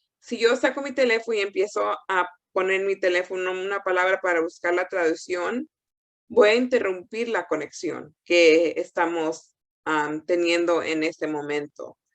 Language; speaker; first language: Spanish; early bilingual, heritage; Spanish